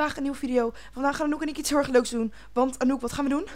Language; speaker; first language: Dutch; native; Dutch